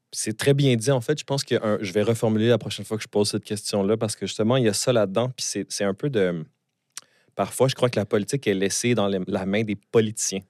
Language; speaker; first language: French; native; French